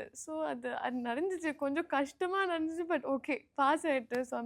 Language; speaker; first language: Tamil; non-native, learner; Telugu